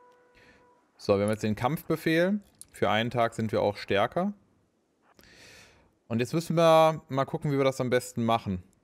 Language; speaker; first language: German; native; German